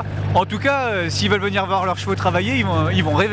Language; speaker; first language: French; native; French